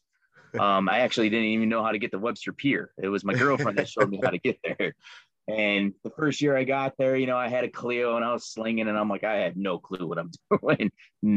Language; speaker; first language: English; native; English